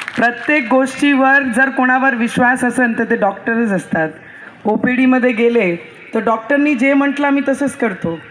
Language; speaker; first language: Marathi; non-native, local second language; Hindi